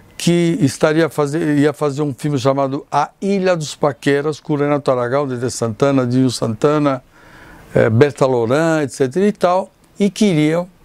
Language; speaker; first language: Portuguese; non-native, fluent; Italian